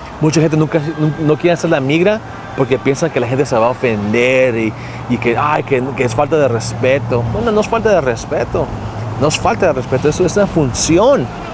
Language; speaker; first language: Spanish; early bilingual, heritage; Spanish